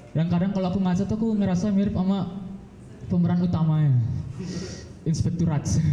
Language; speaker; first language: Indonesian; native; Indonesian